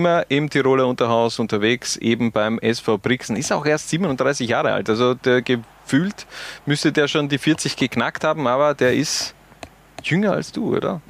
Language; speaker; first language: German; native; German